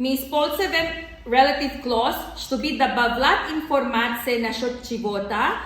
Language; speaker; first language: Russian; non-native, learner; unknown